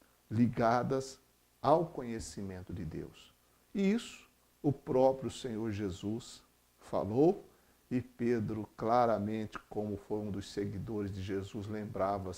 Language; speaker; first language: Portuguese; native; Portuguese